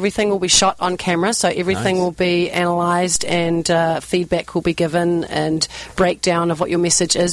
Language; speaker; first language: English; native; English